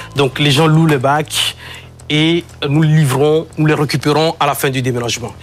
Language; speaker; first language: French; non-native, local second language; Ewe